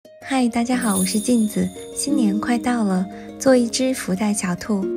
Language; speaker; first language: Chinese; native; Chinese